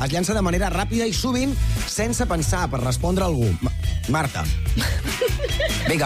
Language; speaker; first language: Catalan; native; Catalan